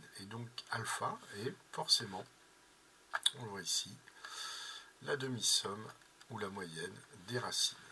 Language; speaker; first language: French; native; French